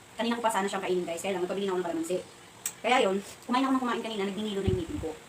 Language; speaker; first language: Filipino; non-native, local second language; Cebuano